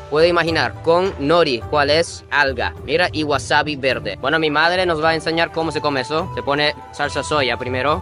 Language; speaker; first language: Spanish; non-native, fluent; Japanese